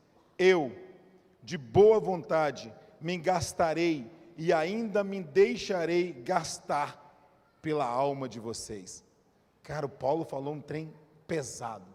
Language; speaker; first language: Portuguese; native; Portuguese